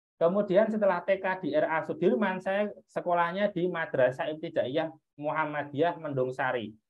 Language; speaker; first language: Indonesian; native; Indonesian